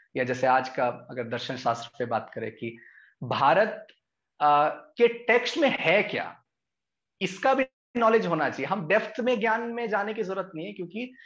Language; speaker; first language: Hindi; native; Hindi